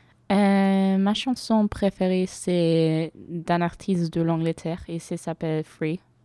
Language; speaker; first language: French; non-native, fluent; German